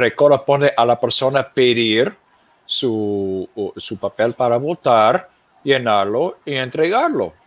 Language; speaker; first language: Spanish; non-native, fluent; English